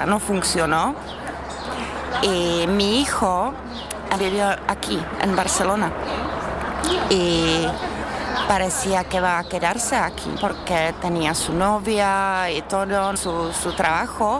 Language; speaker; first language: Spanish; non-native, fluent; Czech